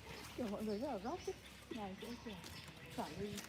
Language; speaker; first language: Vietnamese; native; Vietnamese